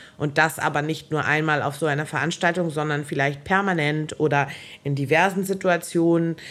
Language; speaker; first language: German; native; German